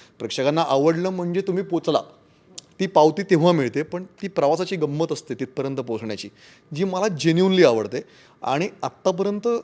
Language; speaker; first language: Marathi; native; Marathi